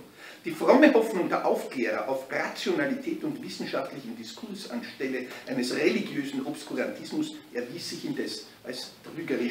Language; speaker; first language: German; native; German